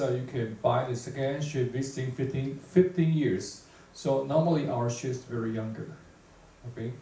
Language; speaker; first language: English; non-native, fluent; Chinese